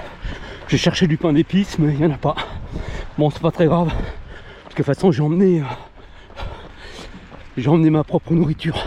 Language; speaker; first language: French; native; French